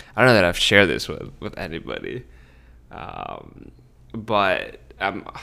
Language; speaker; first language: English; early bilingual, other home language; Spanish